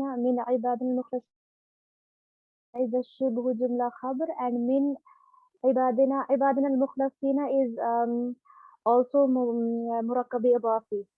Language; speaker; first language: Arabic; non-native, learner; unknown